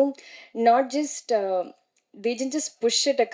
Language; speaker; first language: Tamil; non-native, learner; Malayalam